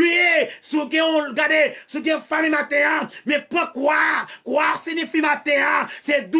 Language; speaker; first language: French; non-native, learner; Haitian Creole